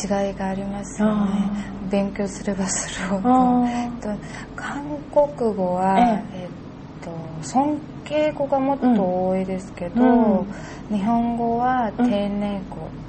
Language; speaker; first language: Japanese; non-native, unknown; Korean